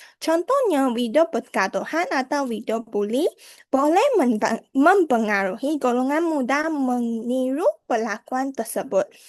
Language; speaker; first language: Malay; non-native, local second language; Chinese